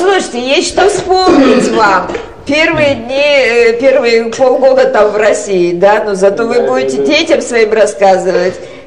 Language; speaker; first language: Russian; native; Russian